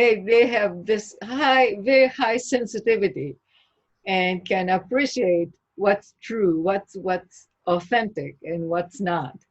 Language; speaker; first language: English; non-native, fluent; Japanese